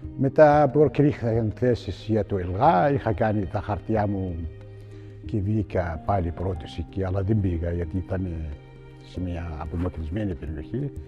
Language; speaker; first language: Greek; non-native, fluent; Arabic